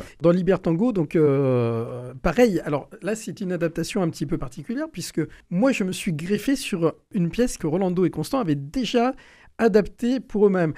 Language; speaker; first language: French; native; French